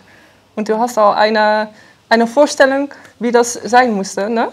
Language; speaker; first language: German; non-native, fluent; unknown